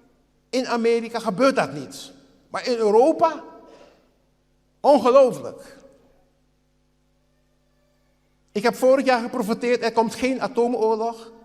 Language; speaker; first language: Dutch; non-native, local second language; Papiamento